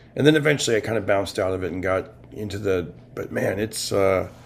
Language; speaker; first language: English; native; English